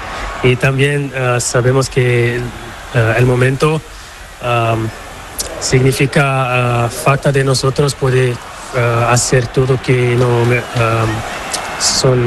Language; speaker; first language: Spanish; non-native, fluent; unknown